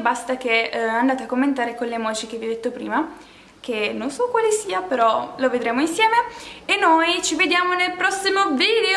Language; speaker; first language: Italian; native; Italian